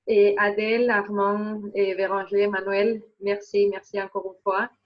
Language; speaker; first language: French; non-native, fluent; Spanish